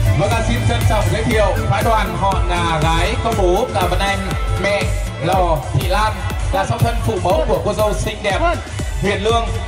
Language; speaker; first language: Vietnamese; non-native, local second language; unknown